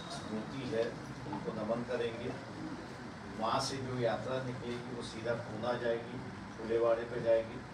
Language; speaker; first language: Hindi; non-native, local second language; Marathi